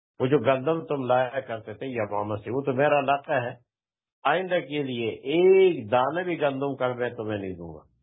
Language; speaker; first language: Urdu; non-native, local second language; Pashto